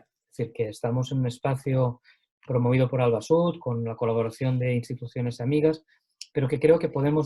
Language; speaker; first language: Spanish; native; Spanish